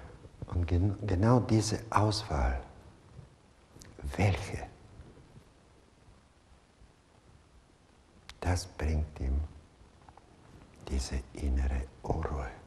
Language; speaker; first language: German; non-native, fluent; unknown